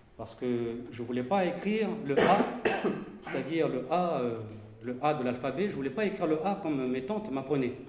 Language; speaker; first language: French; non-native, local second language; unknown